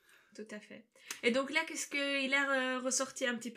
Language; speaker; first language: French; native; French